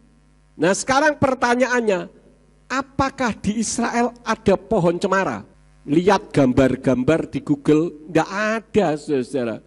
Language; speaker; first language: Indonesian; native; Indonesian